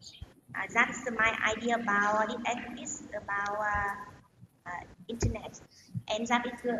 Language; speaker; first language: English; non-native, learner; Vietnamese